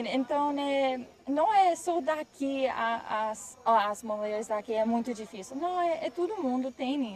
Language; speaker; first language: Portuguese; non-native, learner; English